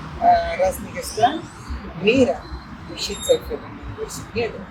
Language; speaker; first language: Russian; non-native, fluent; Spanish